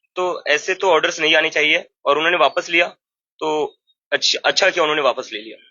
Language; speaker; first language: Hindi; non-native, local second language; Marathi